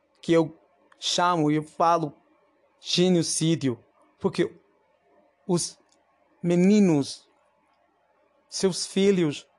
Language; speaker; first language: Portuguese; non-native, fluent; Spanish